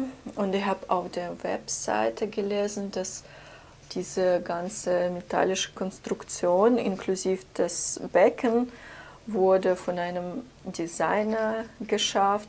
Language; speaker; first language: German; non-native, fluent; Russian